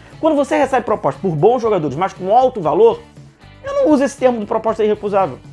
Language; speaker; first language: Portuguese; native; Portuguese